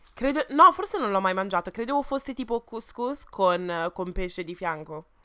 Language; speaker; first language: Italian; early bilingual, other home language; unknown